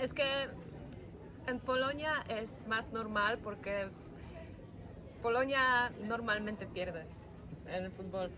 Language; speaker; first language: Spanish; non-native, fluent; Polish